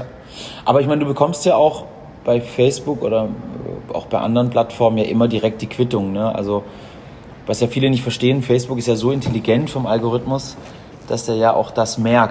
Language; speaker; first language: German; native; German